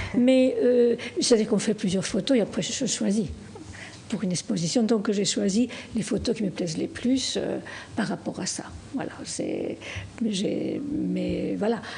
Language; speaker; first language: French; non-native, fluent; Spanish